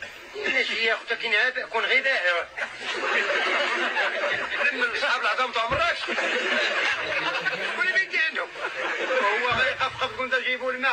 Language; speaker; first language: Arabic; native; Arabic